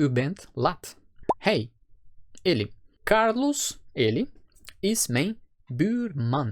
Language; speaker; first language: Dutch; non-native, fluent; Portuguese